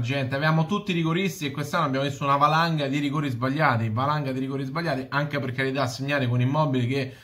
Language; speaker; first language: Italian; native; Italian